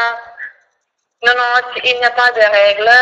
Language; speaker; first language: French; non-native, fluent; Croatian